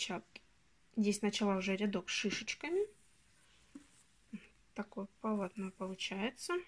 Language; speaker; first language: Russian; native; Russian